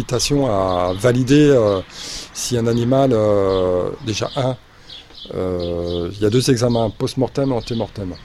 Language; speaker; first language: French; native; French